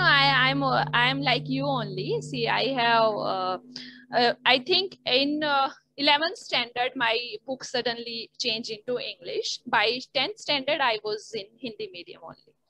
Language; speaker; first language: English; non-native, learner; Hindi